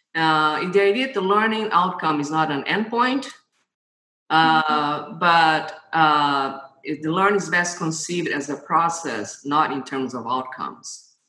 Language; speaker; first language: English; non-native, fluent; Portuguese